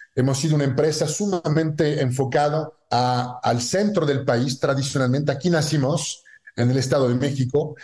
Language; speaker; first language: Spanish; non-native, fluent; French